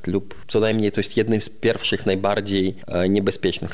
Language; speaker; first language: Polish; non-native, fluent; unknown